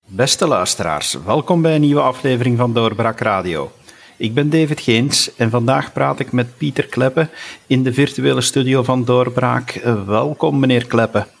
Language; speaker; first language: Dutch; native; Dutch